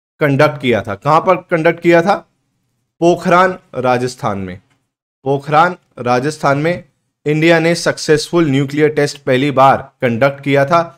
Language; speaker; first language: Hindi; native; Hindi